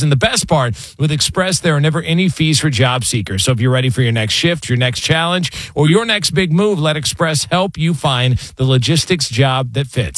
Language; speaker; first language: English; native; English